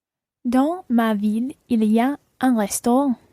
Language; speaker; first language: French; non-native, learner; English